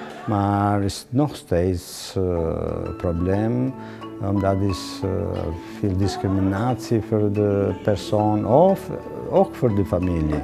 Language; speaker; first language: Dutch; non-native, learner; Albanian